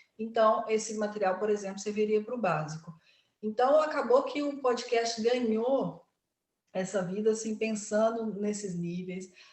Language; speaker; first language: Portuguese; native; Portuguese